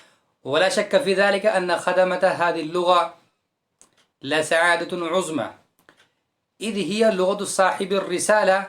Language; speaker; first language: Arabic; non-native, fluent; Urdu